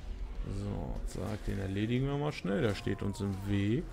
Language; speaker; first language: German; native; German